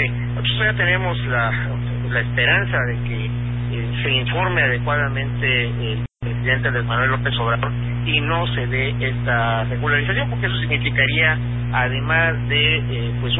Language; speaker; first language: Spanish; native; Spanish